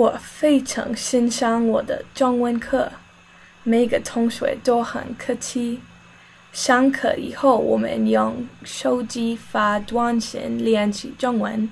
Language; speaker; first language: Chinese; non-native, learner; English